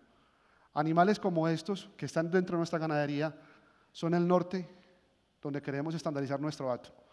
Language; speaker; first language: Spanish; native; Spanish